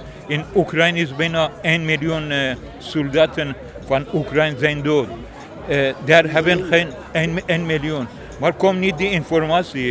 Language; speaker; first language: Dutch; non-native, learner; Persian